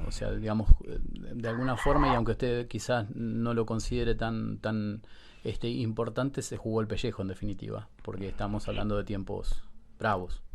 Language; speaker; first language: Spanish; native; Spanish